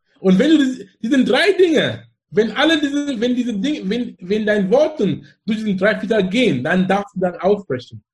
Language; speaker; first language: German; non-native, fluent; English